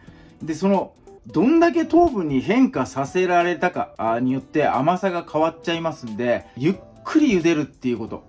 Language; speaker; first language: Japanese; native; Japanese